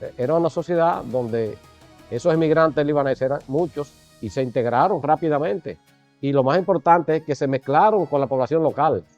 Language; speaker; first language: Spanish; native; Spanish